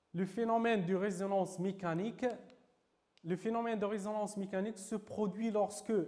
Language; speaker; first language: French; non-native, local second language; Arabic